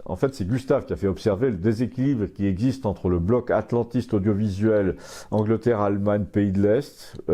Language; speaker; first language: French; native; French